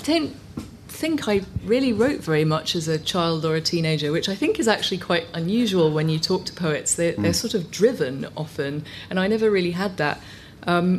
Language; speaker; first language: English; native; English